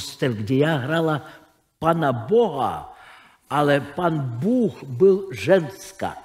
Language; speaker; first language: Czech; non-native, fluent; Russian